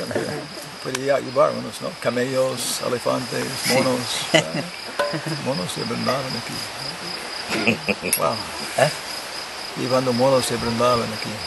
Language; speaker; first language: Spanish; non-native, learner; English